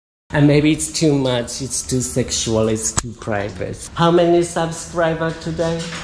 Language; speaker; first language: English; non-native, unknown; Japanese